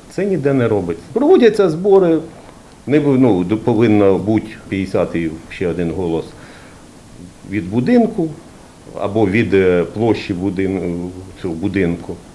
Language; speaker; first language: Ukrainian; native; Ukrainian